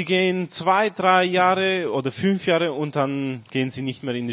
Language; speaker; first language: German; non-native, learner; Romanian